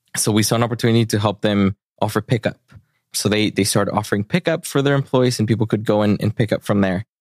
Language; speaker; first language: English; early bilingual, other home language; Spanish